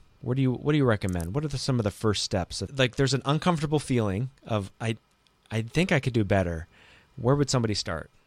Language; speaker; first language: English; native; English